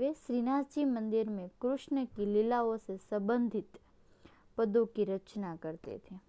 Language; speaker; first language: Hindi; non-native, local second language; Gujarati